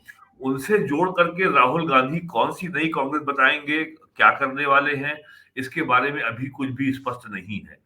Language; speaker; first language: Hindi; native; Hindi